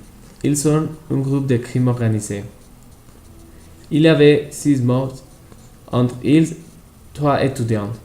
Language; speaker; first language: French; non-native, learner; Spanish